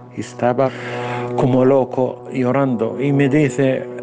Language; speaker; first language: Spanish; non-native, fluent; Arabic